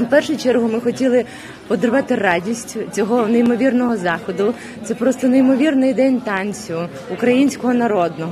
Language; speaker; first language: Ukrainian; native; Ukrainian